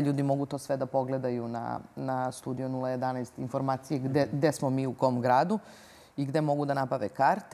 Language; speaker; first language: Serbian; native; Serbian